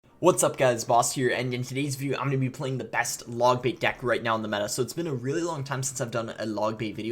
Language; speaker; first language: English; native; English